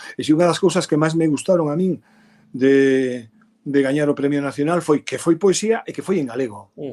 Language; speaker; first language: Galician; non-native, local second language; Spanish